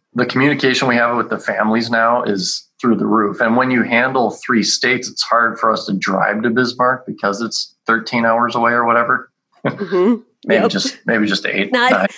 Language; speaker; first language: English; native; English